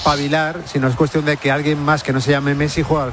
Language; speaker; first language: Spanish; native; Spanish